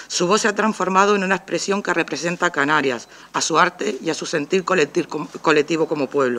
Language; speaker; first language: Spanish; native; Spanish